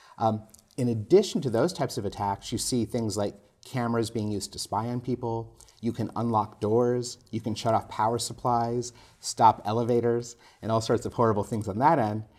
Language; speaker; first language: English; native; English